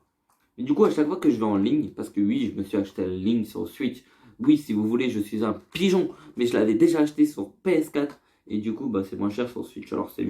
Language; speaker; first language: French; native; French